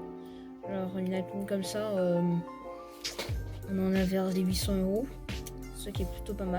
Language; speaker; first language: French; native; French